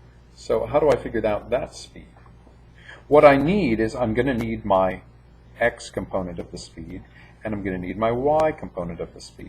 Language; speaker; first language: English; native; English